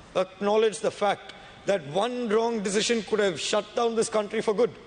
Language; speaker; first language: English; non-native, local second language; Tamil